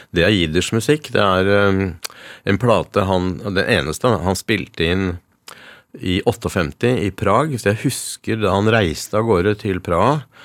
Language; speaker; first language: Norwegian; early bilingual, other home language; Yiddish